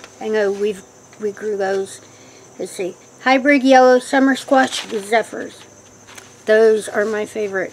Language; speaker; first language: English; native; English